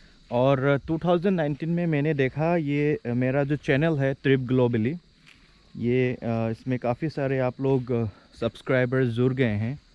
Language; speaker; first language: Hindi; non-native, local second language; Assamese